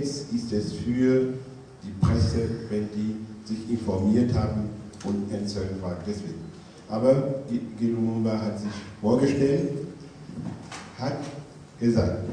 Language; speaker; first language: German; non-native, fluent; French